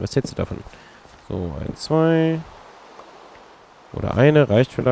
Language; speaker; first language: German; native; German